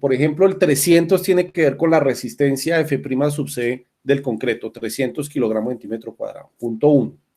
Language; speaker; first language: Spanish; native; Spanish